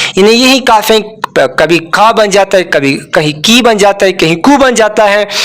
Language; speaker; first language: Urdu; non-native, local second language; Pashto